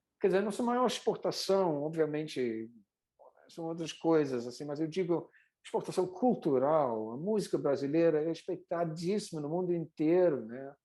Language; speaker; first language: Portuguese; non-native, fluent; English